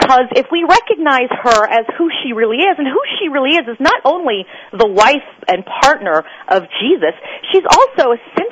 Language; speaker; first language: English; native; English